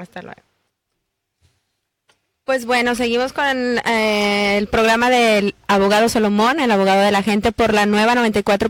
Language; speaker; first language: Spanish; native; Spanish